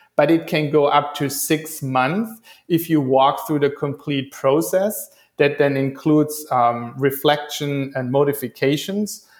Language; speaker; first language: English; non-native, fluent; German